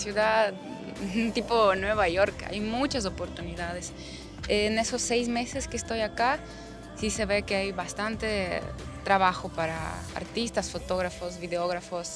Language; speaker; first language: Spanish; non-native, fluent; Ukrainian